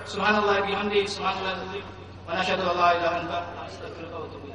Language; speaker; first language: Urdu; native; Urdu